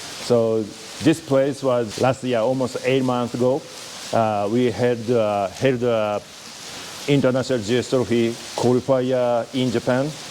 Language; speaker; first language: English; non-native, learner; Japanese